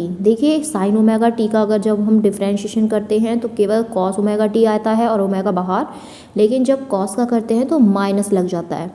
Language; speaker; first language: Hindi; native; Hindi